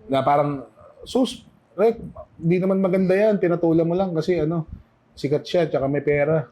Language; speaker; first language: Filipino; native; Filipino